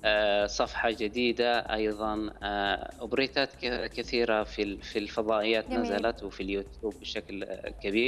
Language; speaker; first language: Arabic; native; Arabic